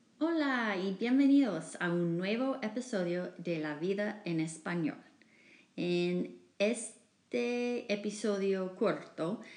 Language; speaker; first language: Spanish; non-native, learner; English